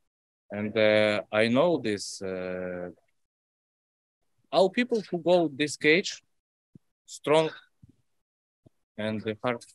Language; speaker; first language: English; non-native, learner; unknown